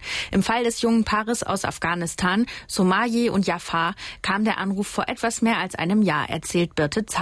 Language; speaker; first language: German; native; German